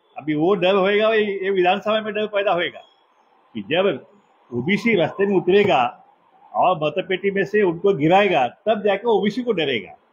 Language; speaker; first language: Hindi; non-native, local second language; Marathi